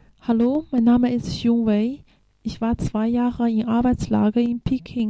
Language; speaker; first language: German; non-native, fluent; Chinese